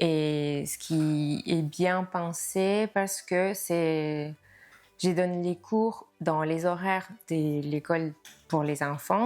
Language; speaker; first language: French; non-native, fluent; Spanish